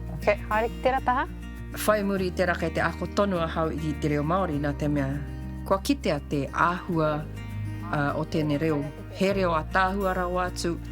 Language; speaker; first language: Māori; non-native, learner; Indonesian